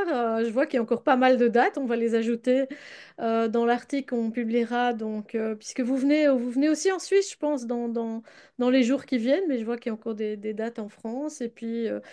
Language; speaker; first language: French; native; French